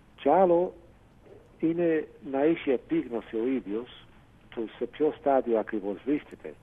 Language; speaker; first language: Greek; non-native, fluent; English